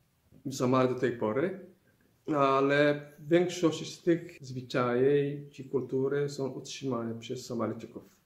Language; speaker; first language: Polish; non-native, fluent; Somali